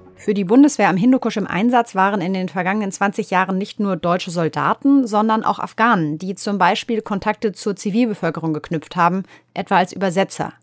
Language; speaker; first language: German; native; German